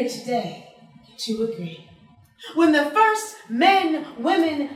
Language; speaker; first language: English; native; English